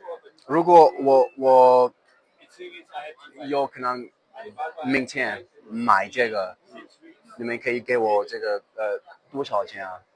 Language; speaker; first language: Chinese; non-native, learner; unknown